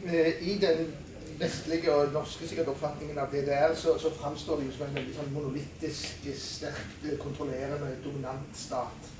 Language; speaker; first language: Norwegian; native; Norwegian